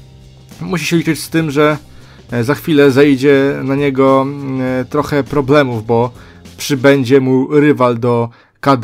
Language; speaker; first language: Polish; native; Polish